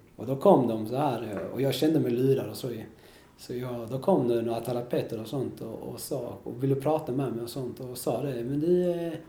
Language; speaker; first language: Swedish; early bilingual, other home language; Spanish